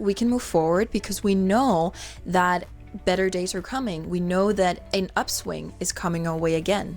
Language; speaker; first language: English; non-native, fluent; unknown